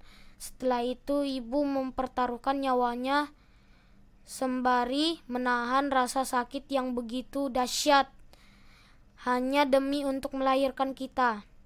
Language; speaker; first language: Indonesian; native; Indonesian